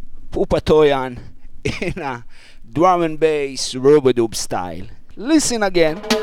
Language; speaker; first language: English; non-native, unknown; Hebrew